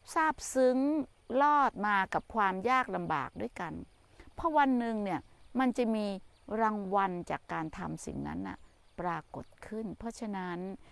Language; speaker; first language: Thai; native; Thai